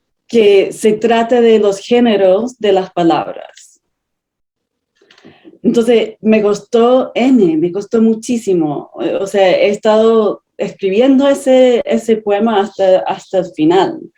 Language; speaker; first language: Spanish; non-native, fluent; English